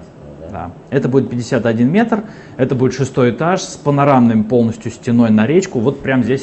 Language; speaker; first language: Russian; native; Russian